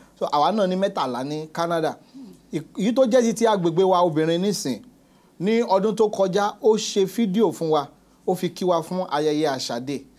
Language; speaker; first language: Yoruba; native; Yoruba